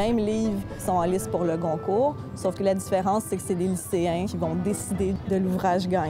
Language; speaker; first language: French; native; French